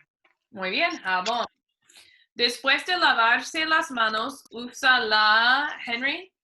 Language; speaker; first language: Spanish; non-native, fluent; English